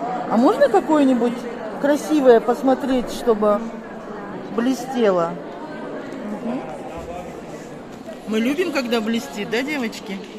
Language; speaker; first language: Russian; non-native, local second language; Kazakh